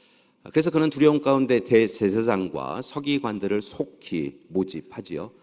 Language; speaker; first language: Korean; native; Korean